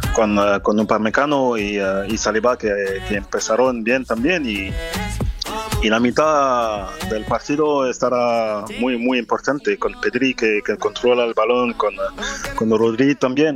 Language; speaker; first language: Spanish; non-native, fluent; French